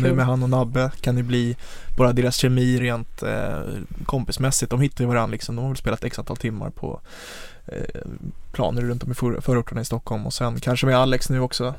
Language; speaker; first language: Swedish; native; Swedish